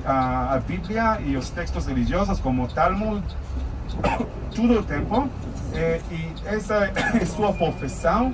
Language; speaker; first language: Portuguese; non-native, fluent; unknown